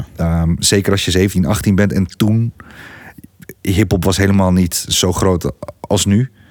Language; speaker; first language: Dutch; early bilingual, other home language; Greek